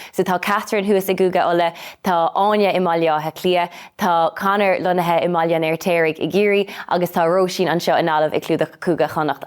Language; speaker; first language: Irish; non-native, local second language; English